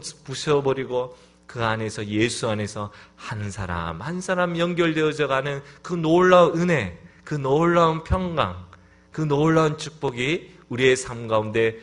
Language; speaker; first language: Korean; native; Korean